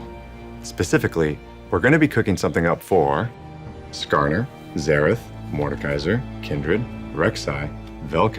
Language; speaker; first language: English; native; English